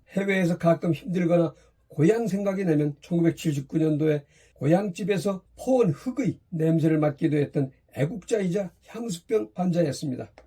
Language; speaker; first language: Korean; native; Korean